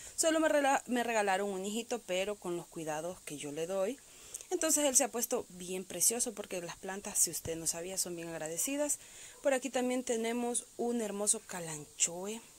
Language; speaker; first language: Spanish; native; Spanish